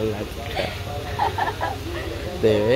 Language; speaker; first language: Spanish; native; Spanish